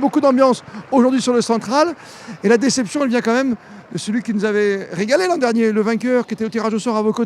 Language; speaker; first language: French; native; French